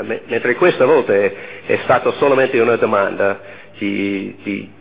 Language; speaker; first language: Italian; non-native, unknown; English